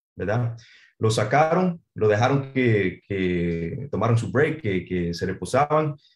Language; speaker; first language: Spanish; early bilingual, heritage; Spanish